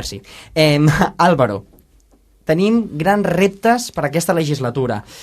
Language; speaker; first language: Catalan; native; Catalan